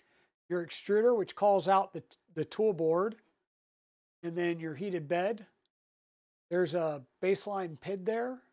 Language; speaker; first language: English; native; English